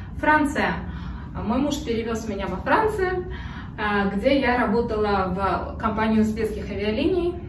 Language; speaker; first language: Russian; native; Russian